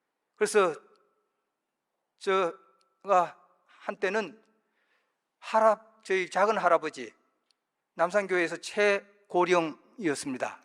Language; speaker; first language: Korean; native; Korean